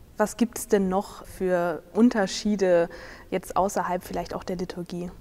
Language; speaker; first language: German; native; German